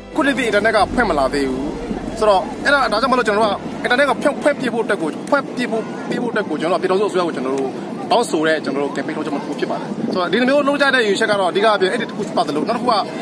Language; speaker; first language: Burmese; native; Burmese